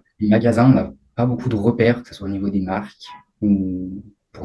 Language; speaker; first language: French; native; French